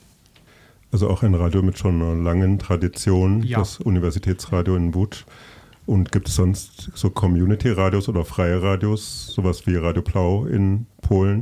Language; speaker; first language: German; native; German